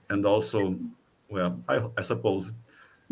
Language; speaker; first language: English; non-native, fluent; Portuguese